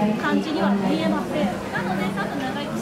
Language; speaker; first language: Japanese; native; Japanese